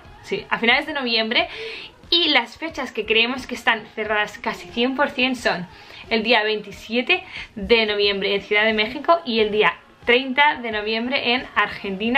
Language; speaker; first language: Spanish; native; Spanish